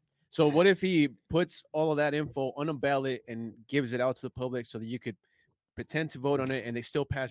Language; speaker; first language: English; early bilingual, other home language; Spanish